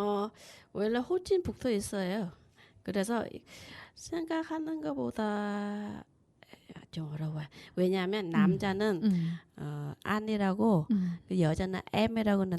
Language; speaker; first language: Korean; non-native, learner; Vietnamese